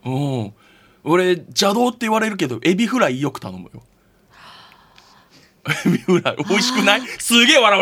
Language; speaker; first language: Japanese; native; Japanese